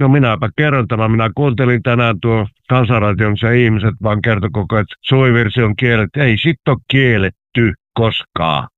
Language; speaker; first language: Finnish; native; Finnish